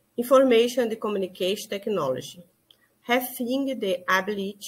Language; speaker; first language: English; non-native, learner; Portuguese